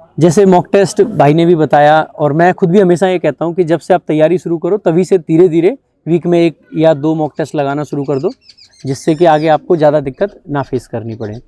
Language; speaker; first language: Hindi; native; Hindi